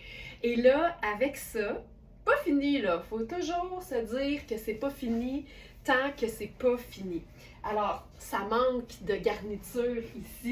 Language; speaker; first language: French; native; French